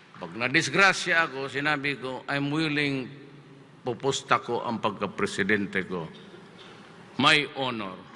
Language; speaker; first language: Filipino; non-native, local second language; Cebuano